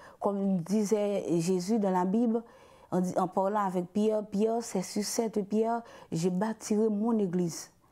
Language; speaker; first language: French; non-native, local second language; Haitian Creole